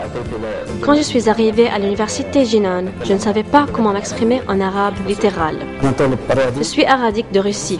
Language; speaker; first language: French; non-native, local second language; Arabic